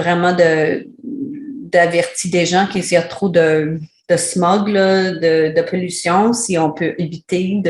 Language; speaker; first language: French; non-native, learner; English